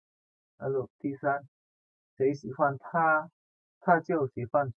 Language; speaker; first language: Chinese; non-native, fluent; Indonesian